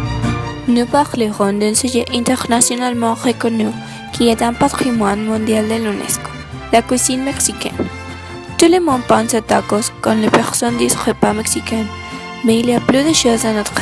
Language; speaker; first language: French; non-native, learner; Spanish